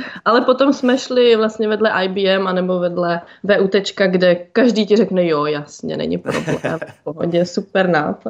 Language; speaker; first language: Czech; native; Czech